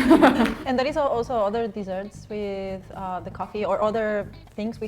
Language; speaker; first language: English; non-native, fluent; Spanish